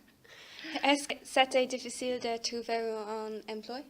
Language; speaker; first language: French; non-native, learner; English